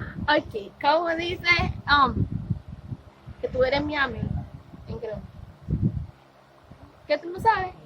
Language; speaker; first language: Spanish; non-native, fluent; Haitian Creole